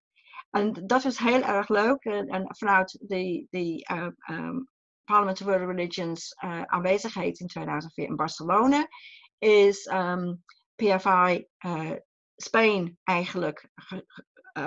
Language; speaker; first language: Dutch; non-native, fluent; English